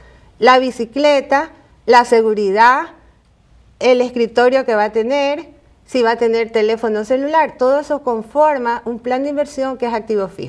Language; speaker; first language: Spanish; native; Spanish